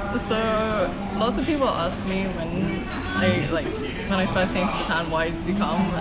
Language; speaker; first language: English; native; English